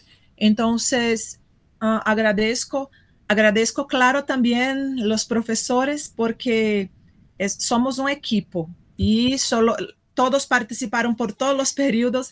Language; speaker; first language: Spanish; non-native, fluent; Portuguese